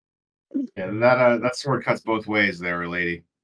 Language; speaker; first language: English; native; English